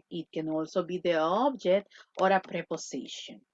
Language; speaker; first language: English; non-native, fluent; Spanish